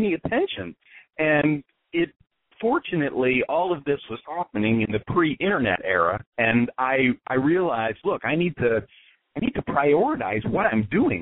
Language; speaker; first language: English; native; English